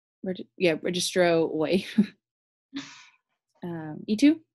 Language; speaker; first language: Spanish; non-native, learner; English